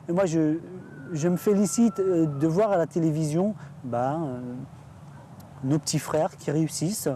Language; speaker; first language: French; native; French